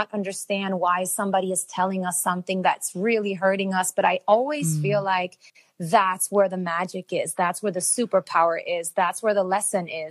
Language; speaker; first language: English; non-native, fluent; Albanian